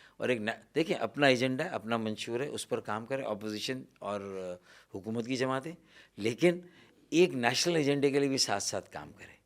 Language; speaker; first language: Urdu; native; Urdu